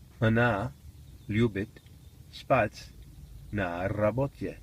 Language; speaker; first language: Russian; non-native, learner; English